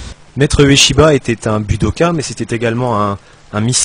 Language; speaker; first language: French; native; French